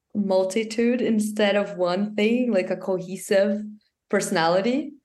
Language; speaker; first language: English; non-native, fluent; Portuguese